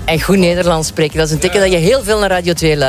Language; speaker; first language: Dutch; native; Dutch